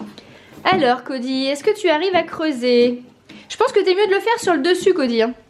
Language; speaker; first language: French; native; French